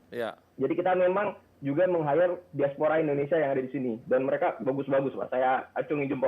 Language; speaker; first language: Indonesian; native; Indonesian